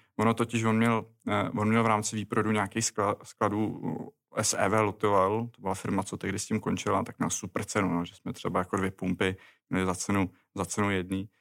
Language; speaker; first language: Czech; native; Czech